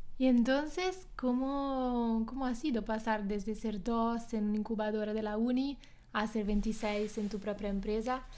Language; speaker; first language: Spanish; non-native, fluent; Italian